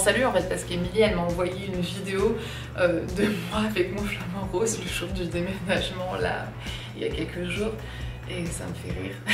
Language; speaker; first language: French; native; French